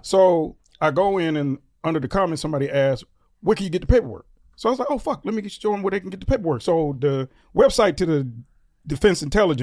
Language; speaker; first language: English; native; English